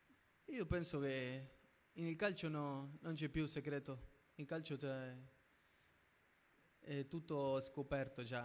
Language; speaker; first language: Italian; non-native, fluent; Spanish